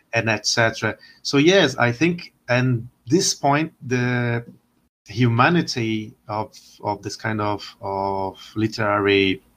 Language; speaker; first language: English; non-native, fluent; Portuguese